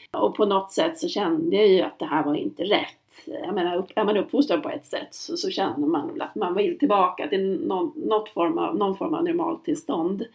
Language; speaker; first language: Swedish; native; Swedish